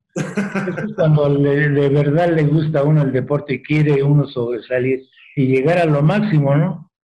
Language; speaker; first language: Spanish; native; Spanish